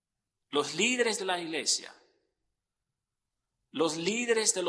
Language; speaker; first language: Spanish; non-native, fluent; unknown